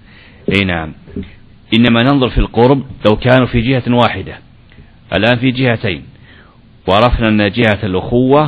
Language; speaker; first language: Arabic; native; Arabic